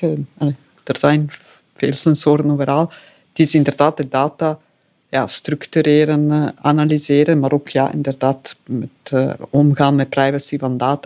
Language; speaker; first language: Dutch; non-native, fluent; Italian